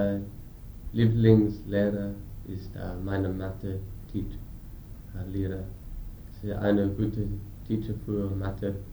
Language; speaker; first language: German; non-native, learner; English